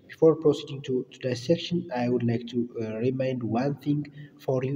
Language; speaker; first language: English; non-native, learner; Amharic